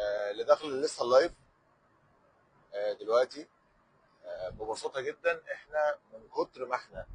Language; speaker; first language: Arabic; native; Arabic